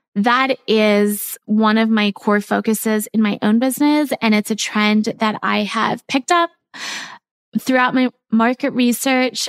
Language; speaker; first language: English; native; English